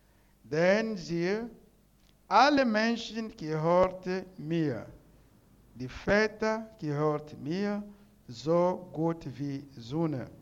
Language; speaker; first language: German; non-native, learner; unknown